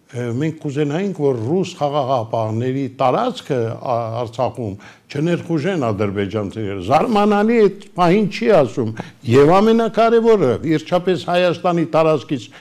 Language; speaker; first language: Armenian; native; Armenian